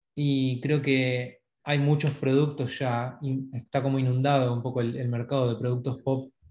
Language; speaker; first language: Spanish; native; Spanish